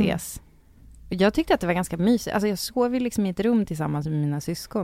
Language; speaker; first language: Swedish; native; Swedish